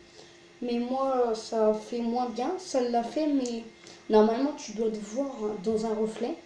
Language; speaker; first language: French; native; French